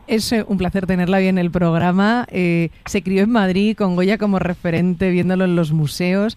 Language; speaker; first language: Spanish; native; Spanish